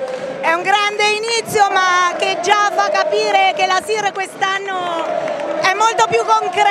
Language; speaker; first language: Italian; native; Italian